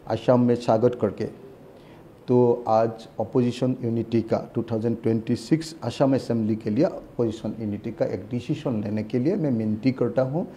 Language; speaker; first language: Hindi; non-native, local second language; Assamese